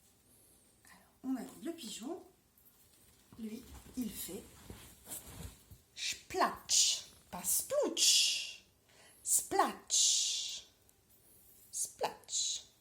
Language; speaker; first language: French; native; French